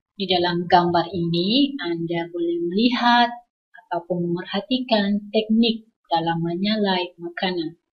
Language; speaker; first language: Malay; non-native, local second language; Iban